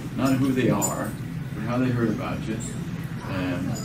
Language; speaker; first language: English; non-native, fluent; Danish